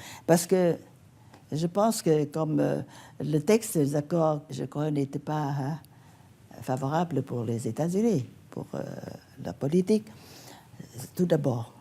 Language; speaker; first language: French; non-native, fluent; Vietnamese